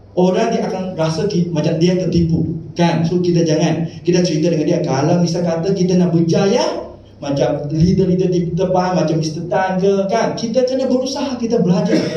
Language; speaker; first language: Malay; non-native, local second language; Chinese